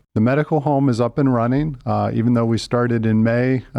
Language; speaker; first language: English; native; English